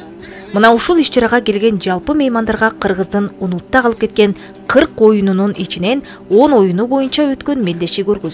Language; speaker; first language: Kyrgyz; native; Kyrgyz